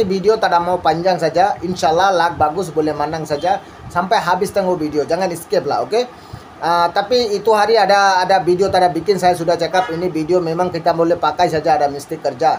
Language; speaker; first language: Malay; non-native, learner; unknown